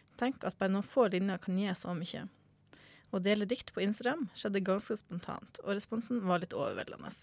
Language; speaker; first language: Norwegian; native; Norwegian